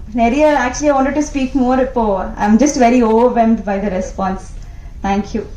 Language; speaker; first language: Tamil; non-native, learner; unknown